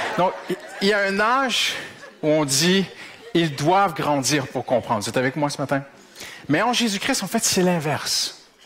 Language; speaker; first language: French; native; French